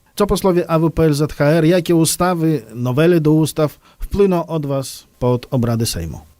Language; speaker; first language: Polish; native; Polish